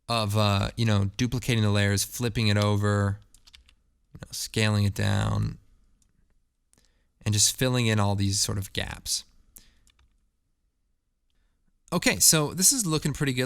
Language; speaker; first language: English; native; English